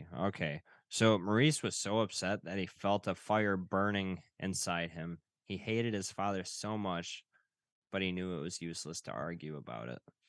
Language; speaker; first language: English; native; English